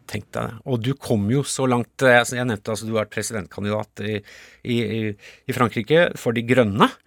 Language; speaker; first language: Norwegian; native; Norwegian